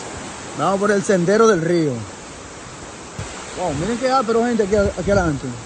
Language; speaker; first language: Spanish; native; Spanish